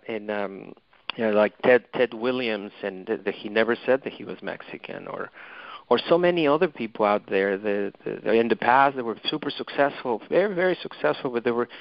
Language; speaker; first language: English; non-native, fluent; Spanish